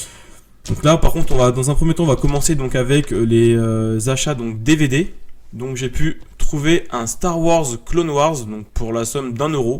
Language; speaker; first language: French; native; French